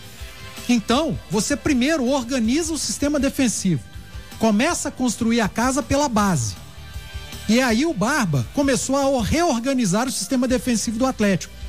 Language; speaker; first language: Portuguese; native; Portuguese